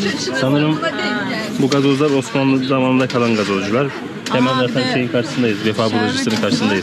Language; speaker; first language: Turkish; native; Turkish